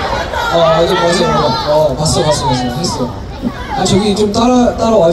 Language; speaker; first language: Korean; non-native, learner; Chinese